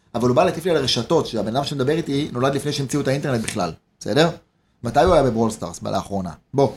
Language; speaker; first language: Hebrew; native; Hebrew